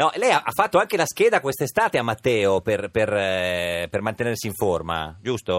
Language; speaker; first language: Italian; native; Italian